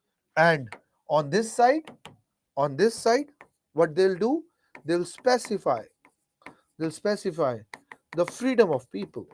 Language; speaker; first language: English; non-native, local second language; Hindi